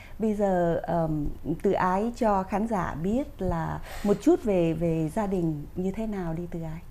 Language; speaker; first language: Vietnamese; native; Vietnamese